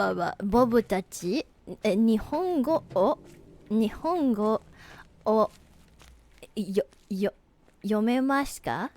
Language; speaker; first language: Japanese; non-native, learner; English